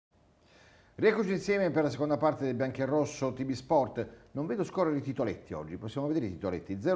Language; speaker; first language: Italian; native; Italian